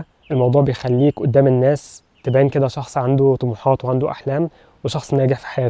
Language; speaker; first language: Arabic; native; Arabic